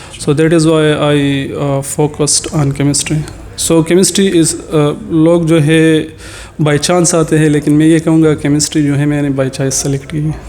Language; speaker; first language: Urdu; non-native, local second language; Pashto